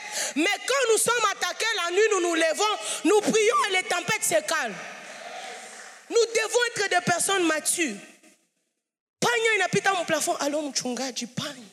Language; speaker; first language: French; non-native, local second language; Swahili